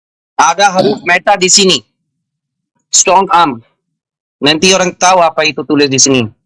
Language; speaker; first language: Indonesian; non-native, fluent; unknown